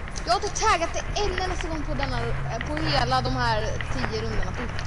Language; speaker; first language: Swedish; native; Swedish